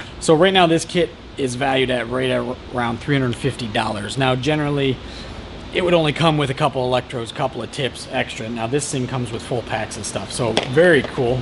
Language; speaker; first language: English; native; English